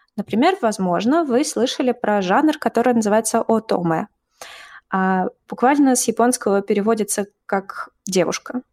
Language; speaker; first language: Russian; native; Russian